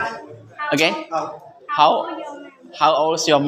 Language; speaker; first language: English; non-native, learner; Khmer